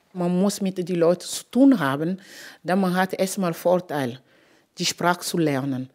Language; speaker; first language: German; non-native, fluent; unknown